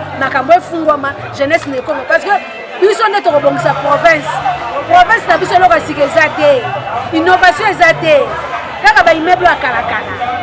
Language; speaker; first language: Lingala; non-native, local second language; Kongo